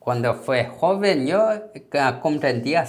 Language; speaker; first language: Spanish; non-native, learner; Korean